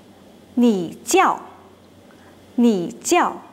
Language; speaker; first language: Chinese; non-native, learner; English